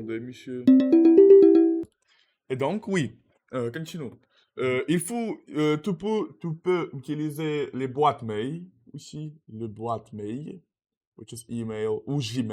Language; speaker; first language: French; non-native, learner; Russian